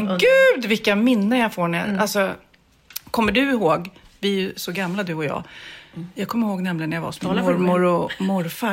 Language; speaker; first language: Swedish; native; Swedish